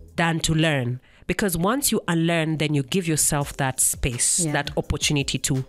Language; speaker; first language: English; non-native, local second language; Kamba